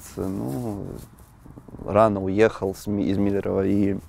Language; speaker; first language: Russian; native; Russian